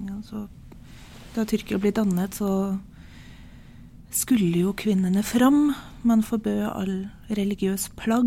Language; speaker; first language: Norwegian; non-native, fluent; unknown